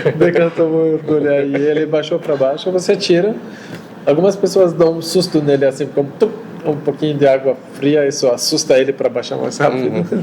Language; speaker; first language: Portuguese; non-native, fluent; Arabic